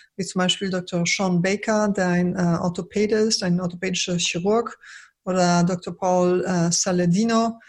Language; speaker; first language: German; early bilingual, other home language; Polish